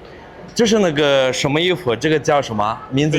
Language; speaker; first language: Chinese; non-native, fluent; Azerbaijani